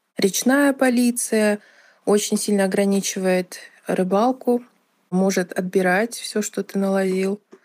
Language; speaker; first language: Russian; native; Russian